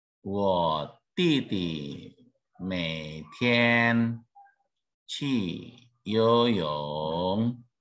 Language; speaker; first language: Chinese; non-native, fluent; Indonesian